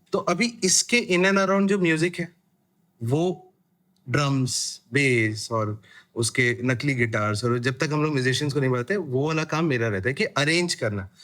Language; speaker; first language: Hindi; native; Hindi